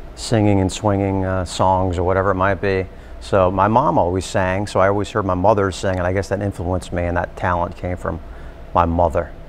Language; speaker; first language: English; native; English